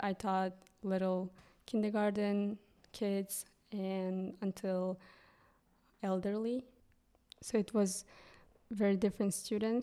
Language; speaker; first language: English; non-native, fluent; Kyrgyz